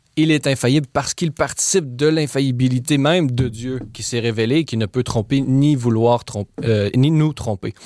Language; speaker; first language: French; native; French